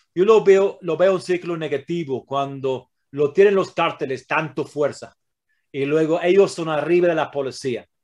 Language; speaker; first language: Spanish; non-native, fluent; English